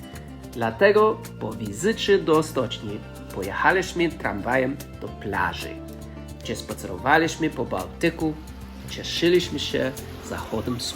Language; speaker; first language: Polish; non-native, fluent; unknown